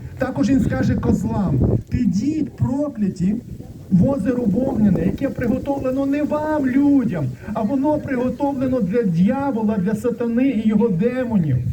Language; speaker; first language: Ukrainian; non-native, local second language; Russian